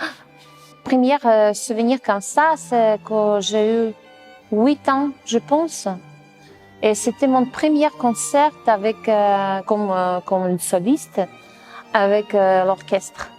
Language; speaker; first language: French; non-native, fluent; Russian